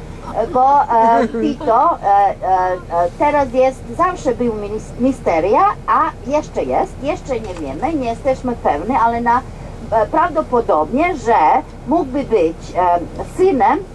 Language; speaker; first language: Polish; non-native, learner; Serbian